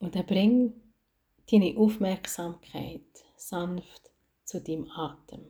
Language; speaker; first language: German; native; German